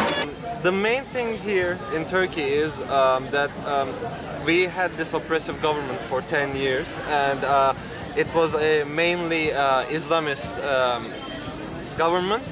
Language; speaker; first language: English; non-native, fluent; Turkish